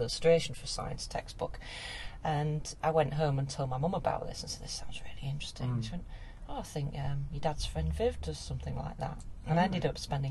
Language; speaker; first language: English; native; English